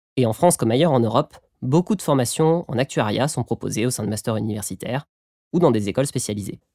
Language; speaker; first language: French; native; French